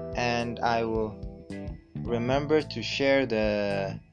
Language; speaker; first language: English; non-native, fluent; Amharic